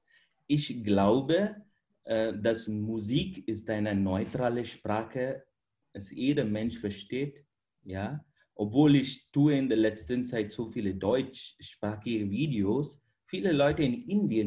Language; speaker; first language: German; non-native, fluent; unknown